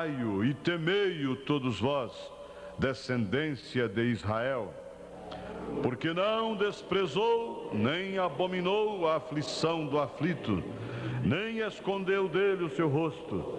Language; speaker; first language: Portuguese; native; Portuguese